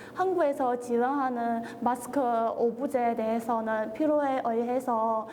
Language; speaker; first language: Korean; non-native, fluent; Chinese